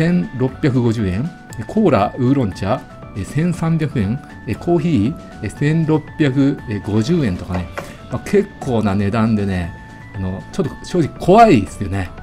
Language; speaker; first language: Japanese; native; Japanese